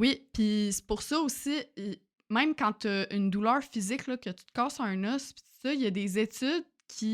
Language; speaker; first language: French; native; French